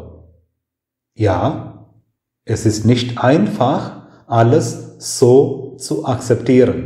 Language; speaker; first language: German; non-native, fluent; Malayalam